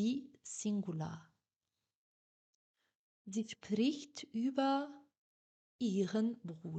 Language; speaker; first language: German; non-native, fluent; French